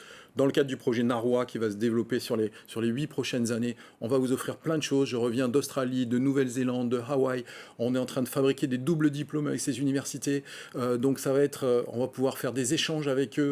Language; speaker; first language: French; native; French